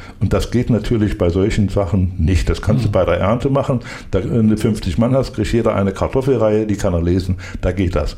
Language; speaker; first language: German; native; German